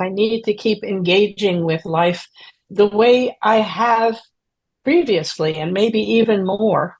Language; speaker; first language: English; native; English